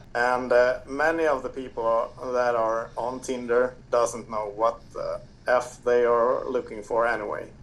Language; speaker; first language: English; non-native, fluent; Swedish